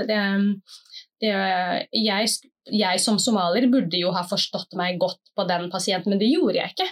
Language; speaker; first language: Norwegian; early bilingual, other home language; Somali